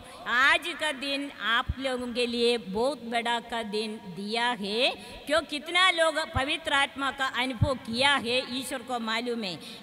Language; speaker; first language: Hindi; non-native, local second language; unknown